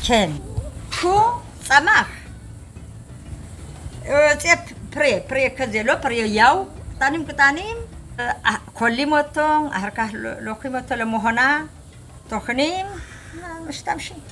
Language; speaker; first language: Hebrew; non-native, fluent; Amharic